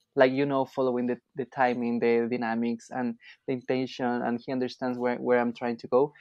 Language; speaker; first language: English; non-native, fluent; Spanish